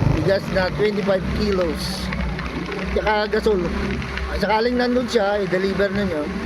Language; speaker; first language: Filipino; native; Filipino